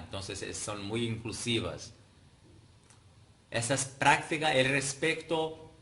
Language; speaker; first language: Spanish; non-native, fluent; Portuguese